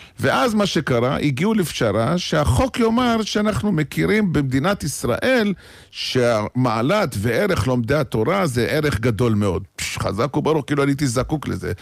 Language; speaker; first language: Hebrew; native; Hebrew